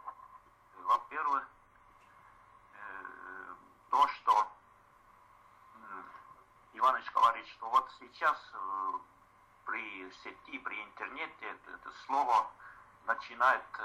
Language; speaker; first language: Russian; non-native, fluent; Estonian